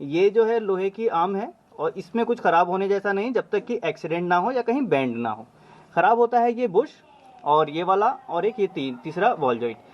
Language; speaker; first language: Hindi; native; Hindi